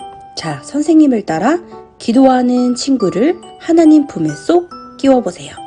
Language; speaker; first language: Korean; native; Korean